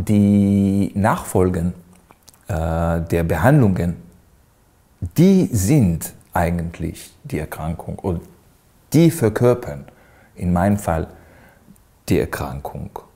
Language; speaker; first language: German; non-native, fluent; Hebrew